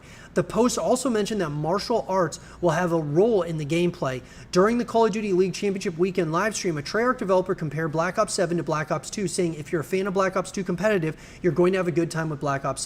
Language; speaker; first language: English; native; English